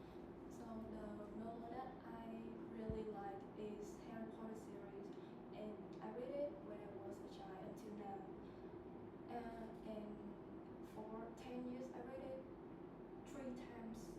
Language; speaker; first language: English; non-native, learner; Vietnamese